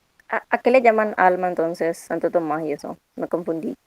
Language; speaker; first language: Spanish; native; Spanish